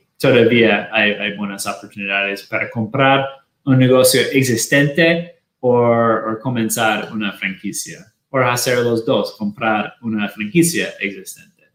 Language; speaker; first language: Spanish; non-native, fluent; Portuguese